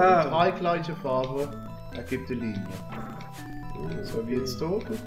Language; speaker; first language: German; native; German